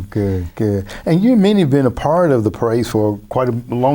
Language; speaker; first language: English; native; English